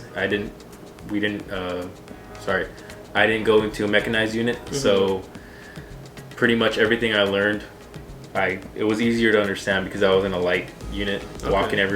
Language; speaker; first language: English; native; English